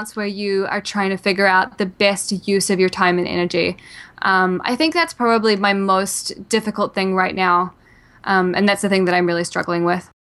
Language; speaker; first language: English; native; English